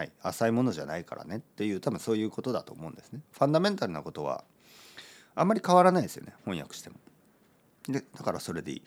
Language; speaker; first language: Japanese; native; Japanese